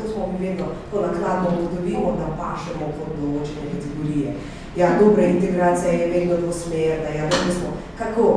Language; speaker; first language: Slovenian; non-native, fluent; Russian